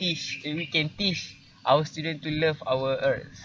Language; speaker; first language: English; non-native, learner; Malay